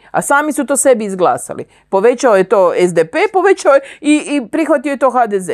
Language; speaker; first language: Croatian; native; Croatian